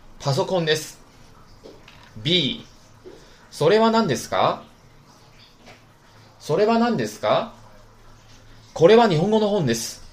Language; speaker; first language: Japanese; non-native, fluent; Chinese